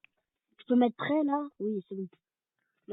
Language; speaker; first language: French; native; French